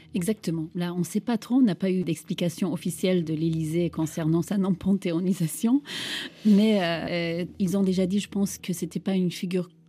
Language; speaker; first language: French; non-native, fluent; Turkish